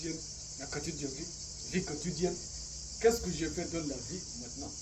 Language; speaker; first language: French; non-native, learner; Arabic